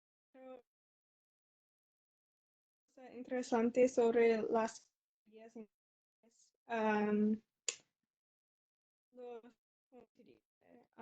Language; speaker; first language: Spanish; non-native, learner; English